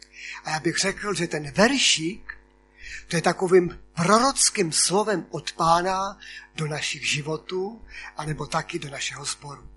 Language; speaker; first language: Czech; non-native, local second language; Polish